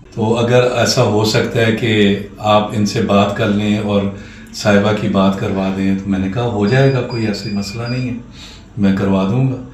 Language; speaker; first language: Urdu; non-native, local second language; Punjabi